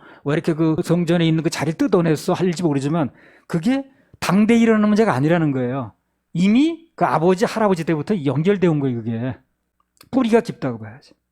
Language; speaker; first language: Korean; native; Korean